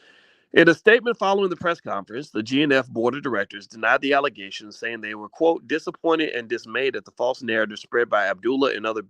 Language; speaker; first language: English; native; English